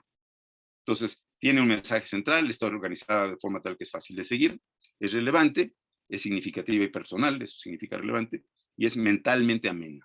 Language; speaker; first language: Spanish; native; Spanish